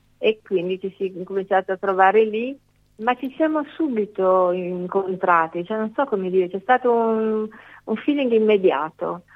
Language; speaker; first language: Italian; native; Italian